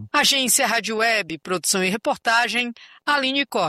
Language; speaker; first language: Portuguese; native; Portuguese